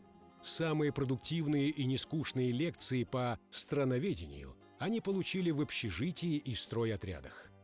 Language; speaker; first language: Russian; native; Russian